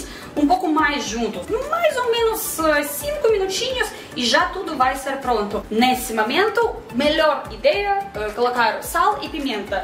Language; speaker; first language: Portuguese; non-native, fluent; Russian